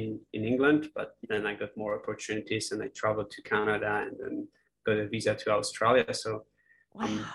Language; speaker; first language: English; non-native, fluent; Polish